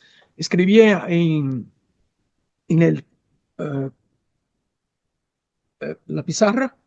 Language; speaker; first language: Spanish; non-native, fluent; Portuguese